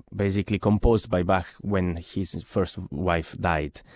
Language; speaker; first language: English; non-native, fluent; Italian